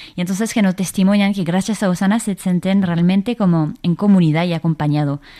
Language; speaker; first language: Spanish; non-native, fluent; French